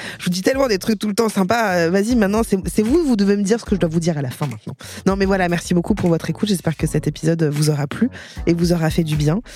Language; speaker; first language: French; native; French